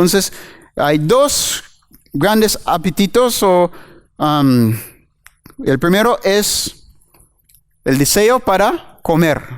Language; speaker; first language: Spanish; non-native, learner; English